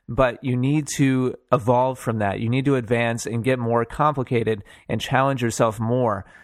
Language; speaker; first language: English; native; English